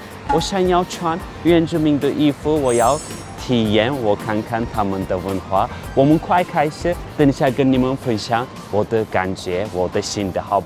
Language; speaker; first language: Chinese; non-native, fluent; Turkish